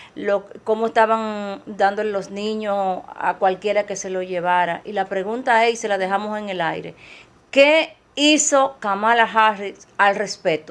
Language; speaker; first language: Spanish; native; Spanish